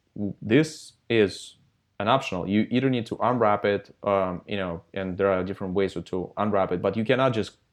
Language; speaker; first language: English; non-native, fluent; Russian